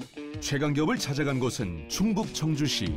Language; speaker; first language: Korean; native; Korean